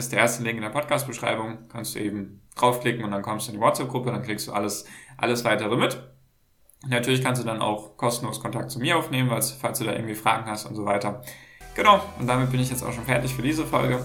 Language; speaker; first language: German; native; German